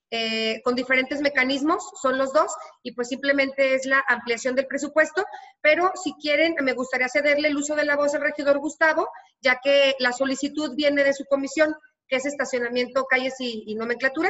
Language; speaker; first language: Spanish; native; Spanish